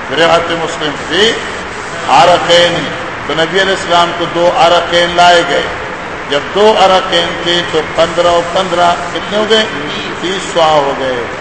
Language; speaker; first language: Urdu; non-native, local second language; Pashto